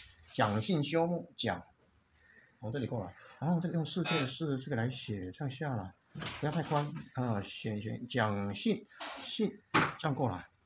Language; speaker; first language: Chinese; native; Chinese